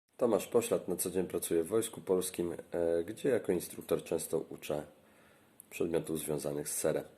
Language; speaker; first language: Polish; native; Polish